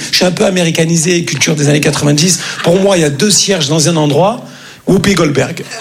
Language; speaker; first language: French; native; French